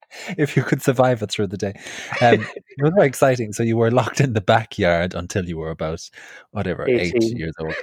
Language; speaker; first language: English; native; English